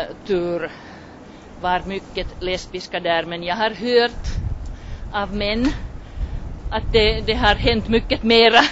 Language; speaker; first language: Swedish; non-native, local second language; Finnish